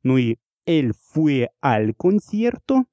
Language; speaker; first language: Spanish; non-native, fluent; Russian